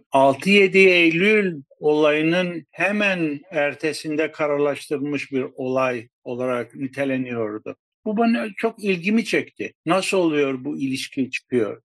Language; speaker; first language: Turkish; non-native, local second language; Greek